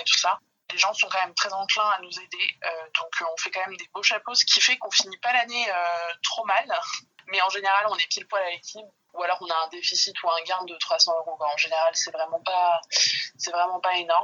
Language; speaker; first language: French; native; French